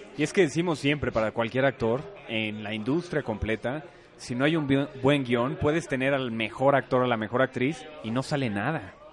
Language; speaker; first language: Spanish; native; Spanish